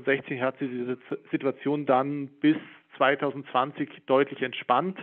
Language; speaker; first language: German; native; German